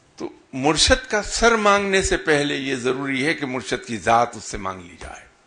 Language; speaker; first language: Urdu; non-native, local second language; Punjabi